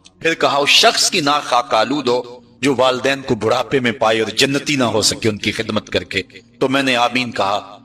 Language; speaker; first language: Urdu; non-native, local second language; Punjabi